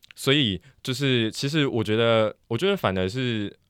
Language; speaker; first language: Chinese; non-native, local second language; Min Nan Chinese